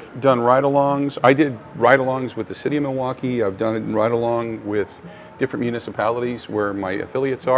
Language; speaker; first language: English; native; English